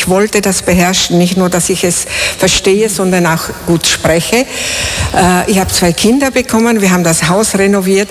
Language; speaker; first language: German; non-native, fluent; Slovak